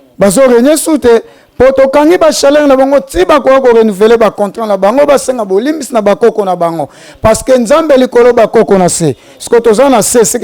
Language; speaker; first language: Lingala; non-native, local second language; Kongo